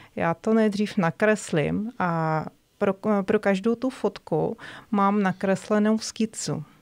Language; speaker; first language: Czech; non-native, fluent; Russian